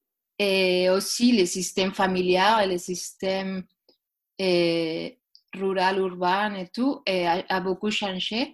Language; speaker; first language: French; non-native, learner; Spanish